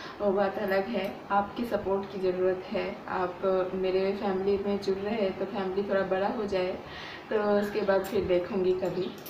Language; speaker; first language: Hindi; non-native, local second language; Bangla